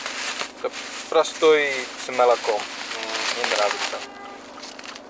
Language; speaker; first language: Russian; non-native, learner; English